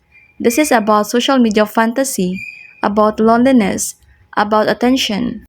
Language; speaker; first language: English; non-native, local second language; Filipino